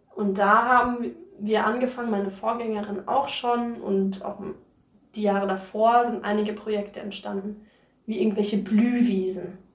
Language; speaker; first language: German; native; German